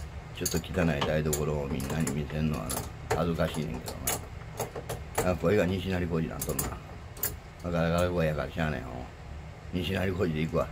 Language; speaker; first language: Japanese; native; Japanese